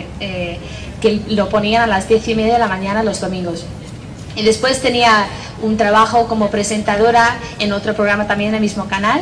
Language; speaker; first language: Spanish; non-native, fluent; English